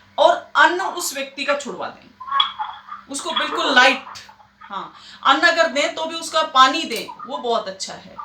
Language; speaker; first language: Hindi; native; Hindi